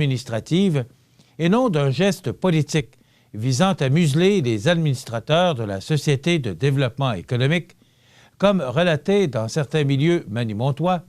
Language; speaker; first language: French; native; French